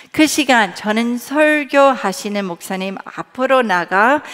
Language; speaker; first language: Korean; early bilingual, other home language; English